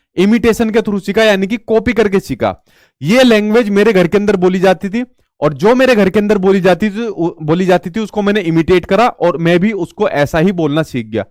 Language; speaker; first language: Hindi; native; Hindi